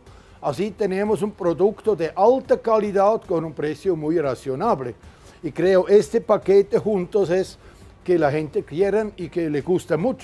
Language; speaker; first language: Spanish; non-native, fluent; German